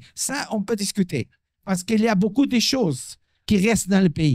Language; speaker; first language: French; non-native, fluent; Portuguese